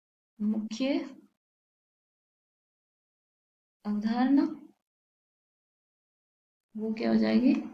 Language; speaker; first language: Hindi; native; Hindi